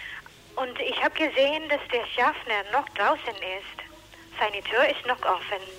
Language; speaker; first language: German; non-native, learner; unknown